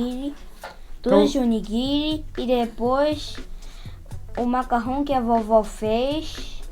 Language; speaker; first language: Portuguese; early bilingual, heritage; Portuguese